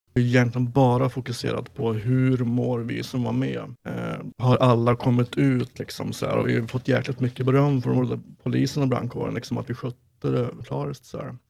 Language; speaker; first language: Swedish; native; Swedish